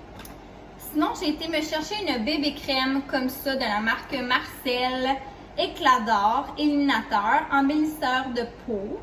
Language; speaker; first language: French; native; French